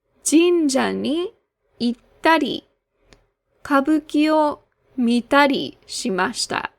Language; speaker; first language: Japanese; non-native, fluent; English